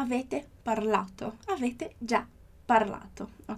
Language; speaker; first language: Italian; non-native, fluent; Portuguese